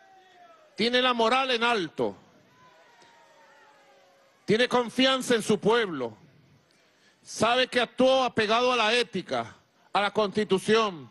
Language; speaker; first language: Spanish; native; Spanish